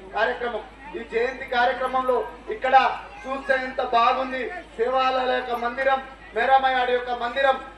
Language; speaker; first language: Telugu; non-native, local second language; Lambadi